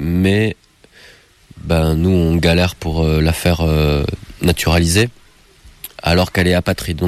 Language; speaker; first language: French; native; French